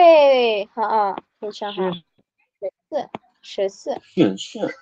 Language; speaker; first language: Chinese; non-native, fluent; Indonesian